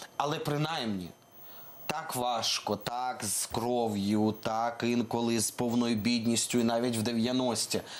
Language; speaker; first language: Ukrainian; non-native, local second language; Russian